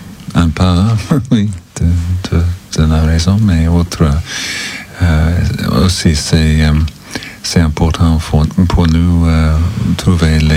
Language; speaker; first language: French; non-native, learner; English